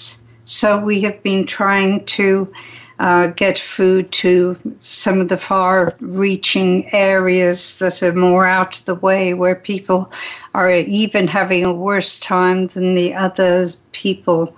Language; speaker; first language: English; native; English